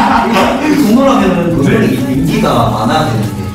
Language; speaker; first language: Korean; non-native, fluent; Chinese